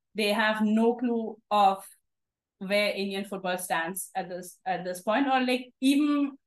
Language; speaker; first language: English; non-native, fluent; German